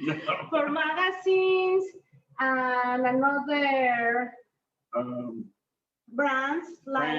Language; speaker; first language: English; non-native, learner; Spanish